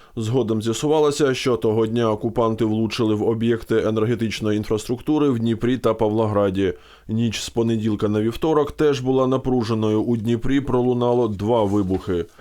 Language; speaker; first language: Ukrainian; native; Ukrainian